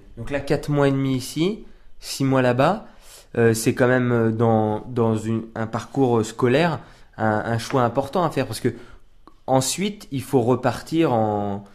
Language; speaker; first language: French; native; French